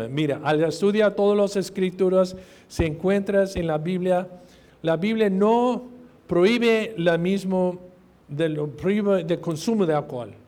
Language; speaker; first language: Spanish; non-native, fluent; English